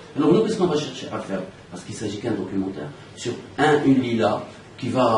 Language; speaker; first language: French; non-native, local second language; Arabic